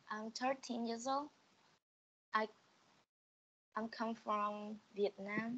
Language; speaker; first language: English; non-native, learner; Vietnamese